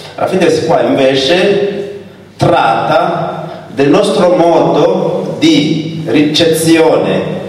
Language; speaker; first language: Italian; non-native, fluent; Rundi